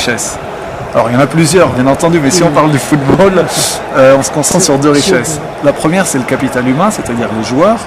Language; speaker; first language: French; native; French